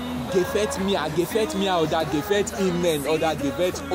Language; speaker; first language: German; non-native, learner; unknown